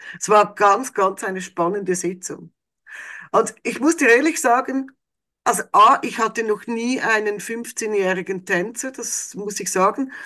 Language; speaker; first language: German; native; German